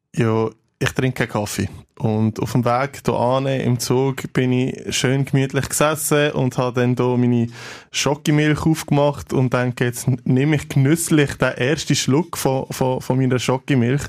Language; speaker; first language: German; native; German